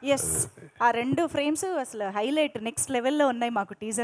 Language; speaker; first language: Telugu; native; Telugu